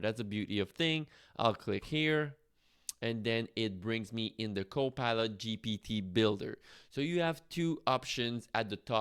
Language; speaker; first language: English; non-native, fluent; French